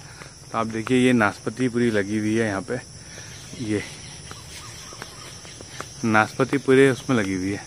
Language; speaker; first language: Hindi; native; Hindi